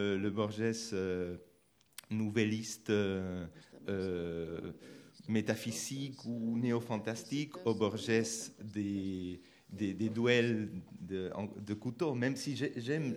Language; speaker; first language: French; non-native, fluent; Spanish